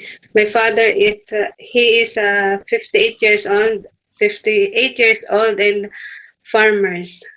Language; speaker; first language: English; non-native, learner; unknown